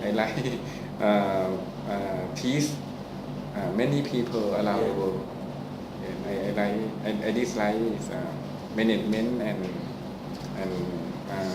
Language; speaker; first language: English; non-native, learner; Thai